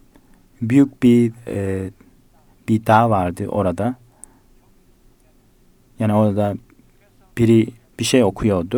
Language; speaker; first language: Turkish; non-native, fluent; Korean